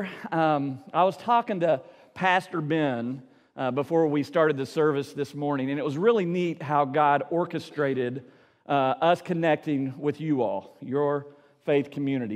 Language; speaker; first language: English; native; English